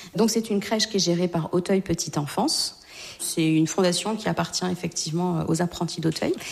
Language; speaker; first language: French; native; French